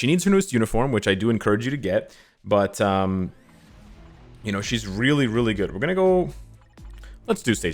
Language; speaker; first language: English; native; English